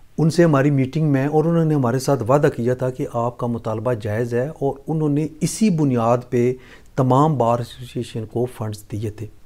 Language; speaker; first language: Urdu; non-native, local second language; Punjabi